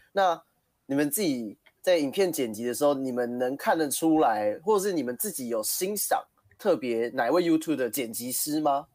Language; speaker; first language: Chinese; native; Chinese